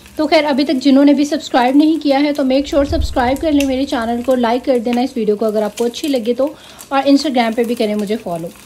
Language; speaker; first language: Urdu; native; Urdu